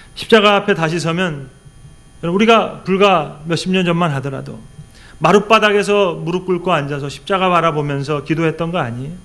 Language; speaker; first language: Korean; native; Korean